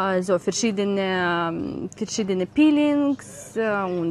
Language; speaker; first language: German; non-native, learner; Ukrainian